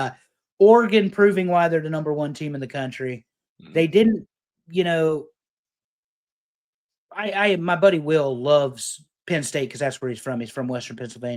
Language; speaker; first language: English; native; English